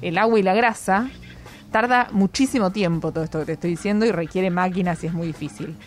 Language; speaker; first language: Spanish; native; Spanish